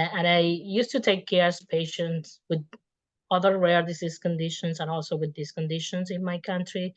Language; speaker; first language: English; non-native, fluent; Spanish